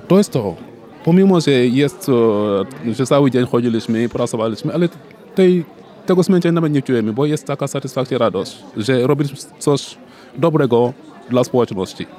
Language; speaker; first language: Polish; non-native, fluent; Wolof